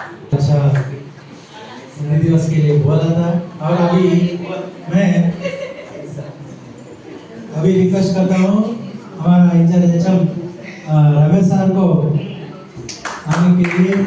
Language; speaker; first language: Hindi; non-native, local second language; Telugu